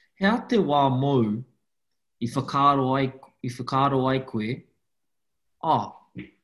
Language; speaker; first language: Māori; non-native, local second language; English